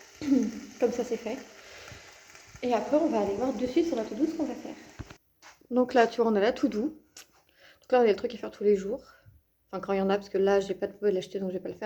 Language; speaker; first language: French; native; French